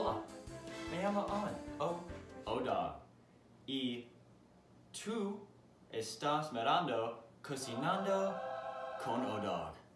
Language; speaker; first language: Spanish; non-native, learner; English